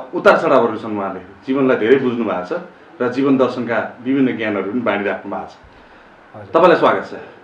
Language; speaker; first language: Nepali; native; Nepali